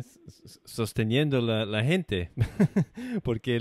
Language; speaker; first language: Spanish; non-native, learner; English